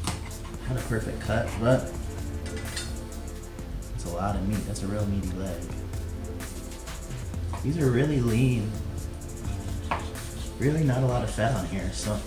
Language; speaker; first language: English; native; English